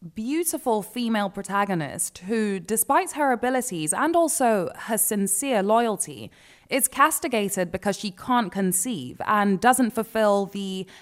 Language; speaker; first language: English; non-native, local second language; Yoruba